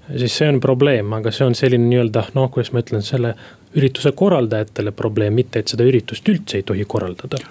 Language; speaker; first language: Estonian; non-native, local second language; Russian